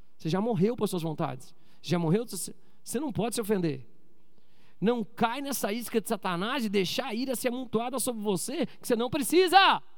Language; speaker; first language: Portuguese; native; Portuguese